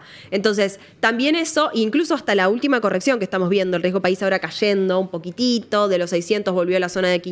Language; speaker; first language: Spanish; native; Spanish